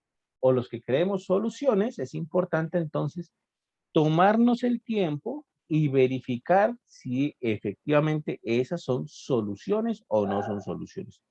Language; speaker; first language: Spanish; native; Spanish